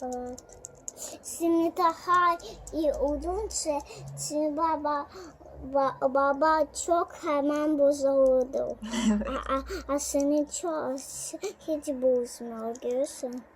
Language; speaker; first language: Turkish; non-native, learner; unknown